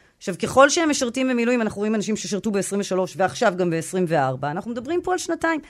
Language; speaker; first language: Hebrew; native; Hebrew